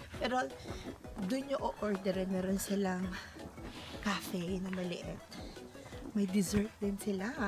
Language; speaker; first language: Filipino; native; Filipino